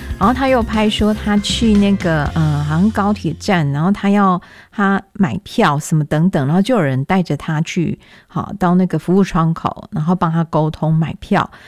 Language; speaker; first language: Chinese; native; Chinese